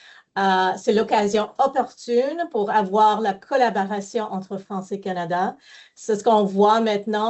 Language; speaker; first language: French; non-native, fluent; English